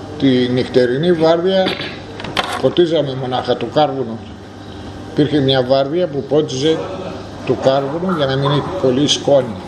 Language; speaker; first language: Greek; native; Greek